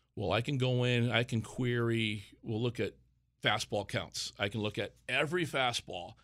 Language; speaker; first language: English; native; English